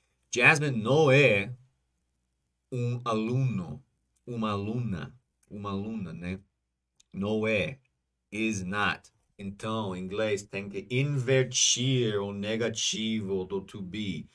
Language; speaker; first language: Portuguese; non-native, fluent; English